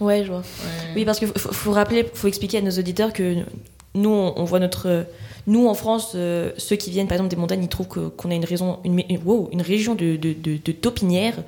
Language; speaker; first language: French; native; French